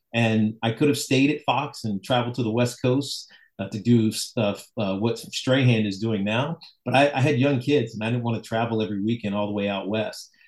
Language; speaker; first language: English; native; English